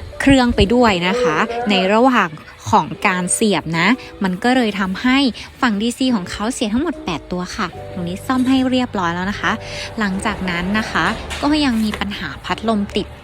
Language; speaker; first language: Thai; native; Thai